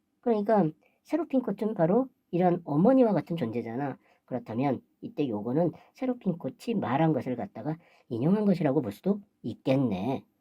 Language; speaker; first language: Korean; native; Korean